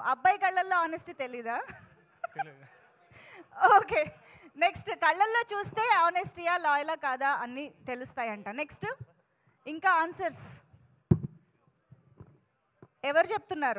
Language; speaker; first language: Telugu; native; Telugu